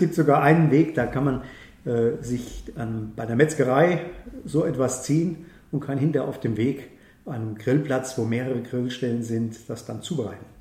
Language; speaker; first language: German; native; German